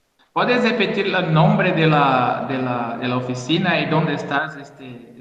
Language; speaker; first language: Spanish; non-native, learner; Portuguese